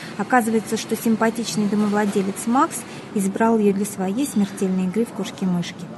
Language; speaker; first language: Russian; native; Russian